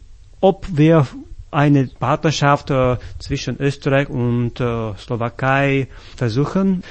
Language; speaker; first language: German; non-native, fluent; Slovak